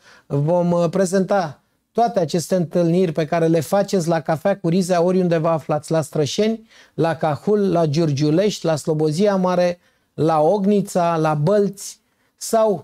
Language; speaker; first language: Romanian; native; Romanian